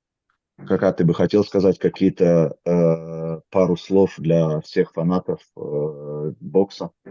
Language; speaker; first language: Russian; native; Russian